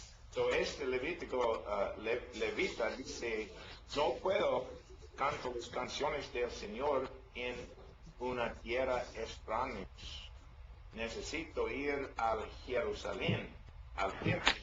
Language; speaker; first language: Spanish; non-native, learner; English